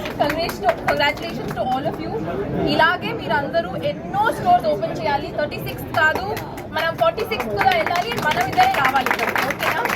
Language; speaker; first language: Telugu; non-native, learner; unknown